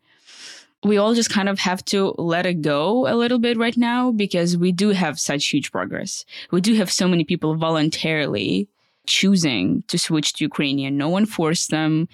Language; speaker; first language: English; early bilingual, other home language; Russian